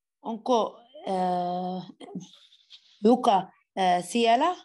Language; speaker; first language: Finnish; non-native, learner; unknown